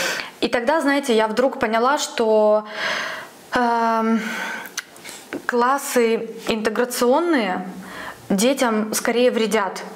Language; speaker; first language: Russian; native; Russian